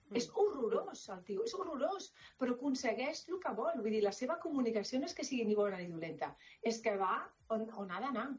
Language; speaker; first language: Catalan; non-native, local second language; Spanish